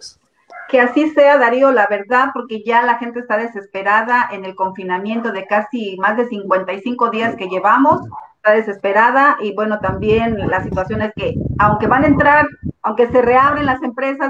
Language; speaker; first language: Spanish; native; Spanish